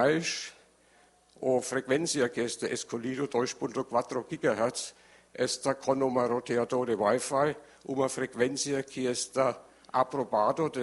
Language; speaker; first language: Portuguese; non-native, learner; German